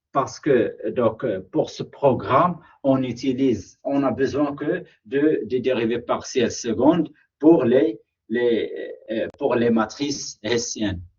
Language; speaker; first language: French; non-native, local second language; Arabic